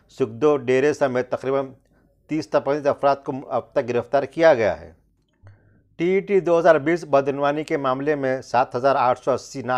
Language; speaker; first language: Urdu; native; Urdu